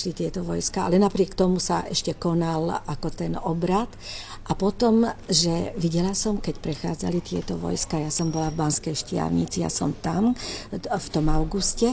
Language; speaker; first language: Slovak; native; Slovak